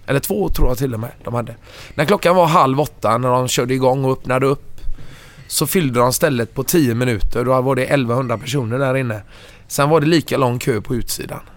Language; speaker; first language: Swedish; native; Swedish